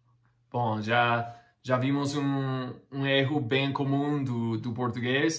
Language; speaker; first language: Portuguese; non-native, fluent; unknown